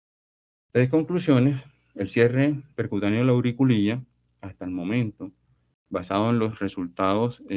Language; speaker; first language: Spanish; native; Spanish